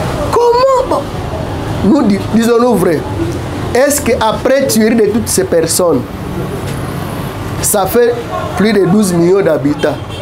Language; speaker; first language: French; non-native, local second language; Swahili